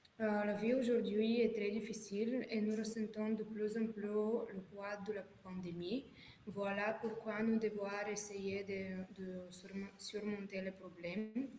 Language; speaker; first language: French; non-native, learner; Bulgarian